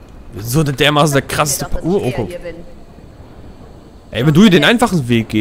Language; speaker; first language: German; native; German